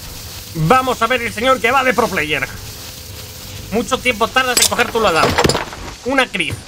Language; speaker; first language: Spanish; native; Spanish